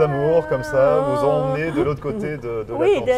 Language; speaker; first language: French; native; French